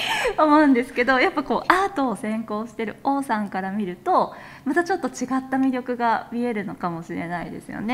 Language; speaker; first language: Japanese; native; Japanese